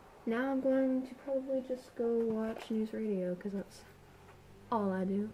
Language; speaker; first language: English; native; English